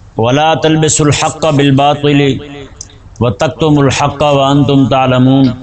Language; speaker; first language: Urdu; non-native, local second language; Punjabi